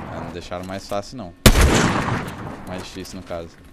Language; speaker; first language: Portuguese; native; Portuguese